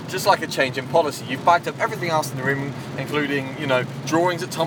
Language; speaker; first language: English; native; English